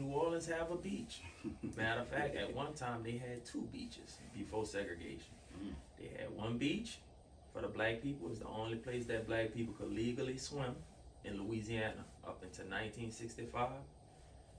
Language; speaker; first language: English; native; English